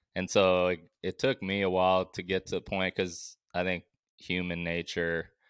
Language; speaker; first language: English; native; English